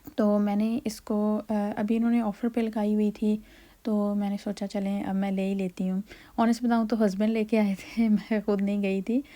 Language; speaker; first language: Urdu; native; Urdu